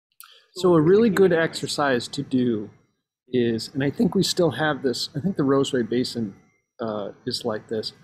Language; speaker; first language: English; native; English